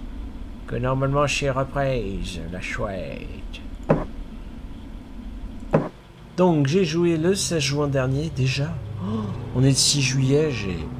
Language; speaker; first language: French; native; French